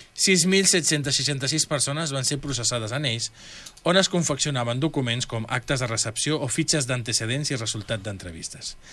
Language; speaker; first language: Catalan; native; Catalan